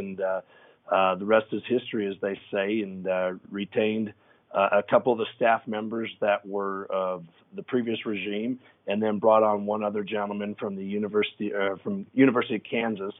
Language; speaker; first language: English; native; English